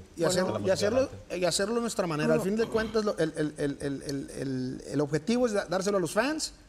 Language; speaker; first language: Spanish; native; Spanish